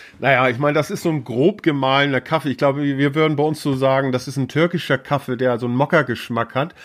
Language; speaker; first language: German; native; German